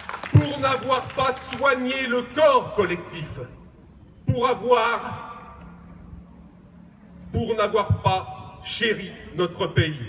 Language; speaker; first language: French; native; French